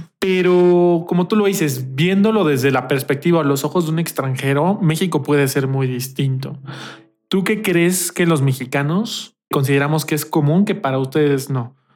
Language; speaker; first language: Spanish; native; Spanish